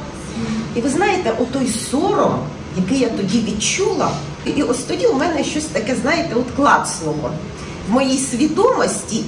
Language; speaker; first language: Ukrainian; non-native, local second language; Russian